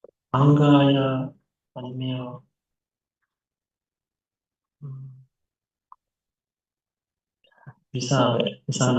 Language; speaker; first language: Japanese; non-native, learner; Indonesian